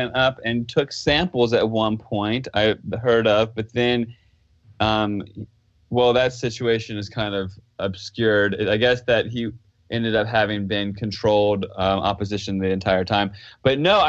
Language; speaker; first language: English; native; English